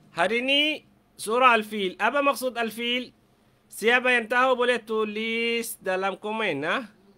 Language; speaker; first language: Malay; non-native, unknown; Arabic